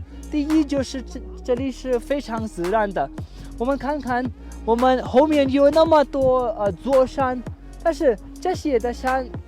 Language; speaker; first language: Chinese; non-native, fluent; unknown